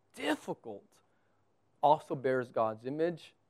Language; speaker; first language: English; native; English